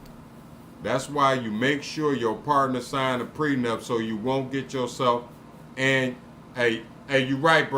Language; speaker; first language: English; native; English